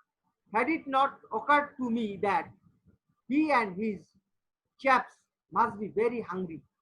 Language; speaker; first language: English; non-native, local second language; Bangla